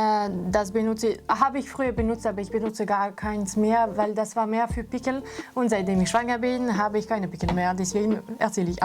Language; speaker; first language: German; non-native, fluent; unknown